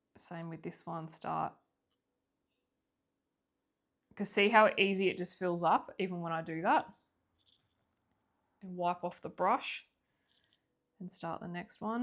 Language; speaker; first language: English; native; English